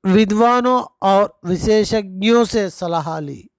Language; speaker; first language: Hindi; non-native, local second language; Telugu